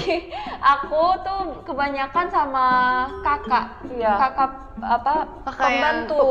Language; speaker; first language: Indonesian; early bilingual, other home language; Korean